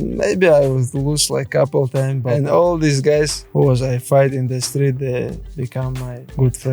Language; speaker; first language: English; non-native, learner; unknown